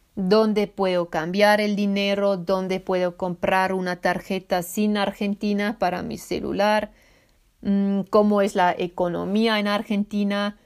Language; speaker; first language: Spanish; non-native, fluent; Swiss German